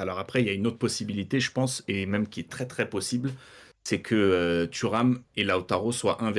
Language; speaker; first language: French; native; French